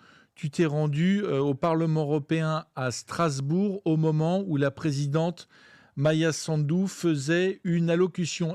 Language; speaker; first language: French; native; French